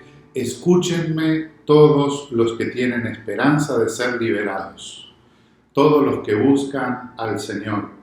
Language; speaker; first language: Spanish; native; Spanish